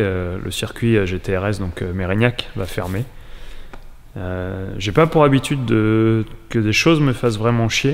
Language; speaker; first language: French; native; French